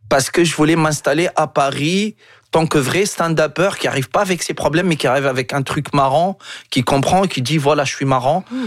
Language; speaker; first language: French; non-native, local second language; Arabic